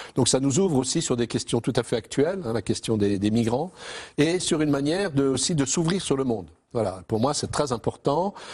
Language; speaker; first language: French; native; French